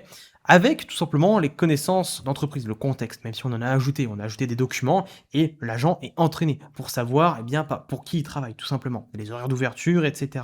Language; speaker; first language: French; native; French